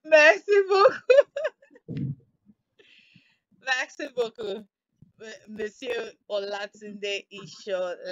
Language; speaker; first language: French; non-native, fluent; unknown